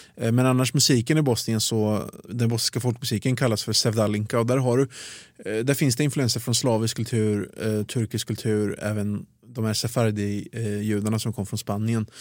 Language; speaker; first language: Swedish; early bilingual, other home language; Bosnian